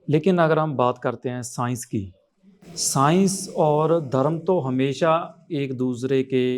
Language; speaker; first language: Hindi; non-native, local second language; Punjabi